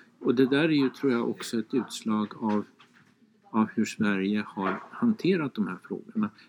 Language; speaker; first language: Swedish; native; Swedish